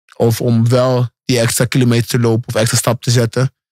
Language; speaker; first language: Dutch; native; Dutch